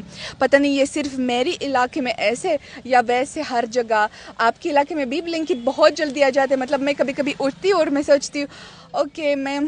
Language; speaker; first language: Hindi; non-native, fluent; Russian